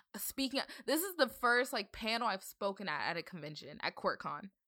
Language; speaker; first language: English; native; English